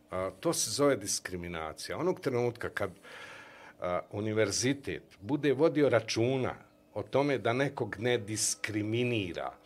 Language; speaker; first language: Bosnian; native; Bosnian